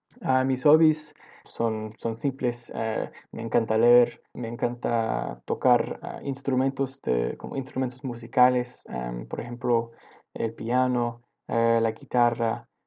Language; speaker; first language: Spanish; non-native, learner; English